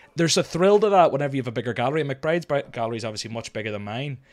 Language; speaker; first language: English; native; English